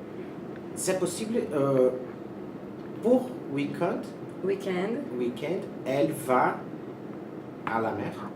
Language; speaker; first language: French; non-native, learner; Portuguese